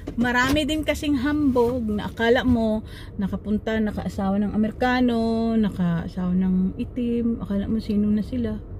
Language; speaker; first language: Filipino; non-native, local second language; Cebuano